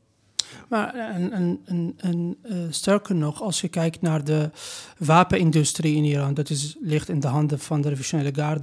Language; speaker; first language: Dutch; non-native, fluent; Persian